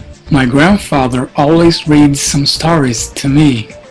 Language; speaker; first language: English; non-native, fluent; Portuguese